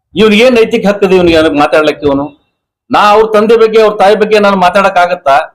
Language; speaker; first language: Kannada; native; Kannada